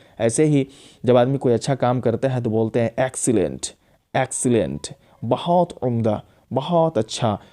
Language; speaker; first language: Urdu; native; Urdu